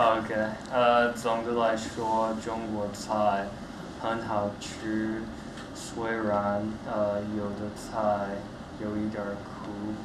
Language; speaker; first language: Chinese; non-native, learner; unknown